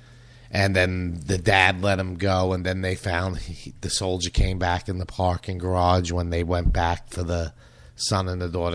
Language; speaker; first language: English; native; English